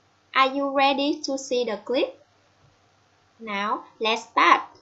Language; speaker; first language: English; non-native, fluent; Vietnamese